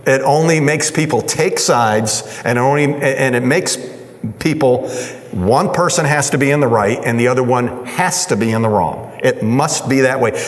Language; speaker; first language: English; native; English